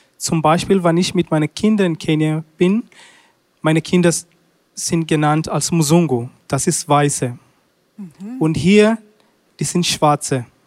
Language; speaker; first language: German; non-native, learner; Swahili